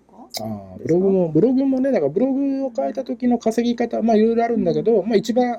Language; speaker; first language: Japanese; native; Japanese